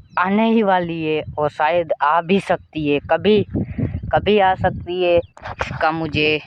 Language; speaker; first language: Hindi; non-native, local second language; Gujarati